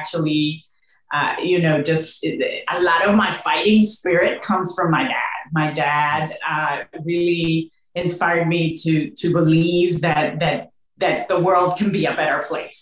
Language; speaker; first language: English; non-native, fluent; Spanish